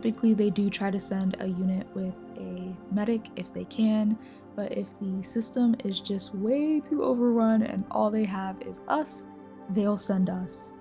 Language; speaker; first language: English; native; English